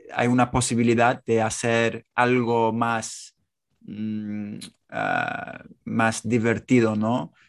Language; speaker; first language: Spanish; non-native, fluent; English